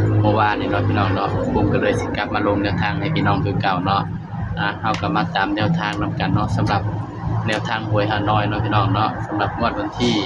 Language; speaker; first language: Thai; non-native, local second language; Lao